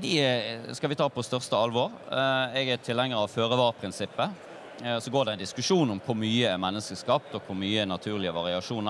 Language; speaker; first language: Norwegian; native; Norwegian